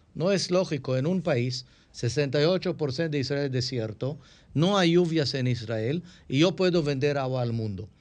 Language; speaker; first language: Spanish; non-native, fluent; Hebrew